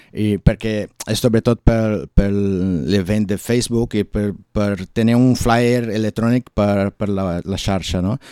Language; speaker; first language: Catalan; non-native, learner; Portuguese